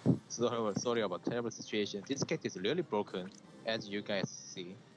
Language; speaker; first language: English; non-native, learner; Korean